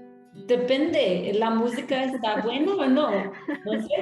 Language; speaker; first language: Spanish; non-native, fluent; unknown